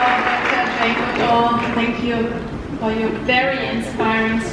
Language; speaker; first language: English; non-native, fluent; German